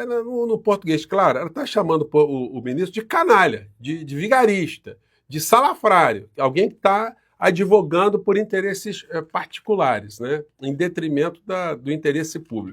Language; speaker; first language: Portuguese; native; Portuguese